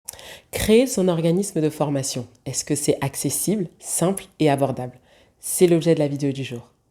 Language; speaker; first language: French; native; French